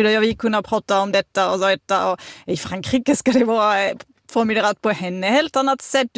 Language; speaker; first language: Swedish; non-native, fluent; French